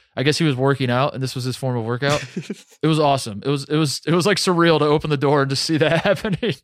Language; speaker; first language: English; native; English